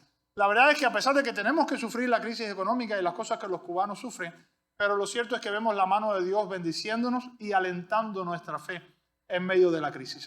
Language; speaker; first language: Spanish; native; Spanish